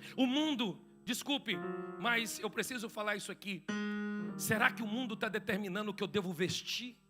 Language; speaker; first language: Portuguese; native; Portuguese